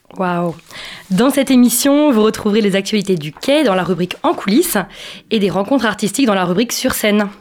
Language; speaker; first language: French; native; French